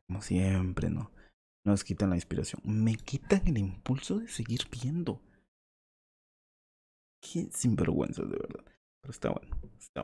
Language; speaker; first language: Spanish; native; Spanish